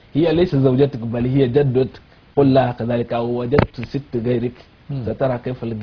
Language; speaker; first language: Arabic; non-native, fluent; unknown